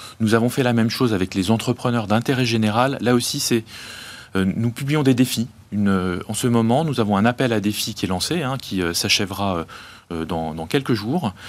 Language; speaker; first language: French; native; French